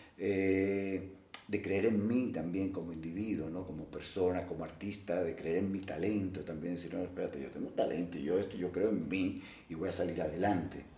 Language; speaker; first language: Spanish; native; Spanish